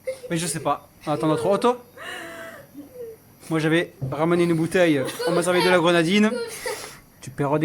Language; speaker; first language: French; native; French